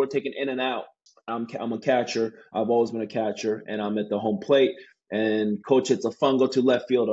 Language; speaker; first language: English; non-native, fluent; Korean